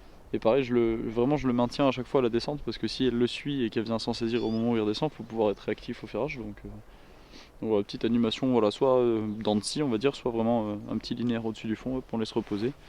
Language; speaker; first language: French; native; French